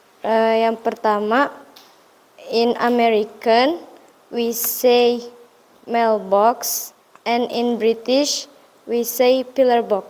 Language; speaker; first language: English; non-native, learner; Indonesian